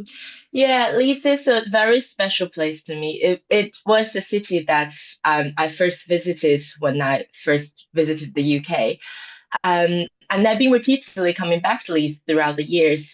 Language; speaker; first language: English; non-native, fluent; Chinese